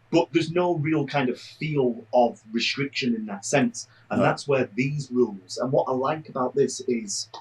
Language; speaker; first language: English; native; English